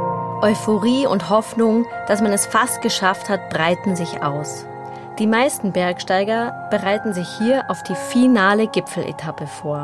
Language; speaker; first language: German; native; German